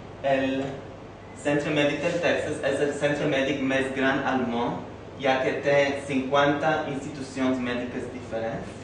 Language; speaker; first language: Catalan; non-native, fluent; English